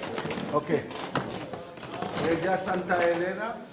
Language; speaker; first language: Indonesian; non-native, learner; Hebrew